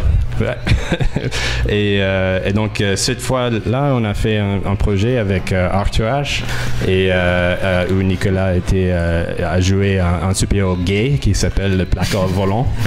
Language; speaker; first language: French; non-native, fluent; English